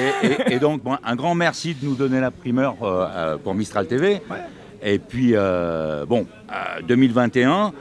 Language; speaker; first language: French; native; French